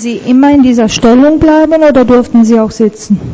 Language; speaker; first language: German; non-native, fluent; Italian